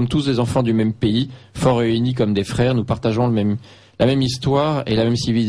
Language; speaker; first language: French; native; French